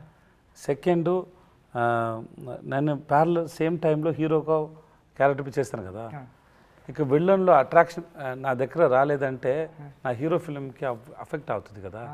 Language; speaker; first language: Telugu; non-native, learner; Tamil